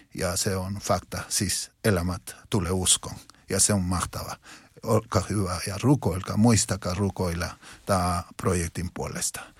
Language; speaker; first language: Finnish; non-native, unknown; Spanish